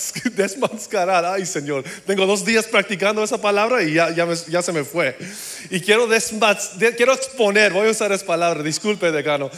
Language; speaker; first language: Spanish; early bilingual, heritage; English